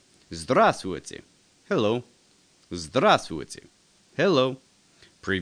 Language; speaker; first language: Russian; non-native, fluent; English